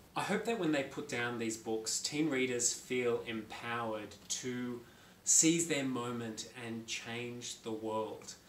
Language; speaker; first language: English; native; English